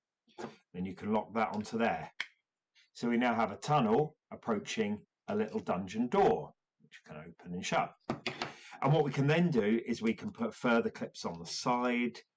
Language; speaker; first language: English; native; English